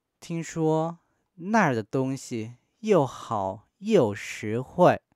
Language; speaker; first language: Chinese; non-native, fluent; Korean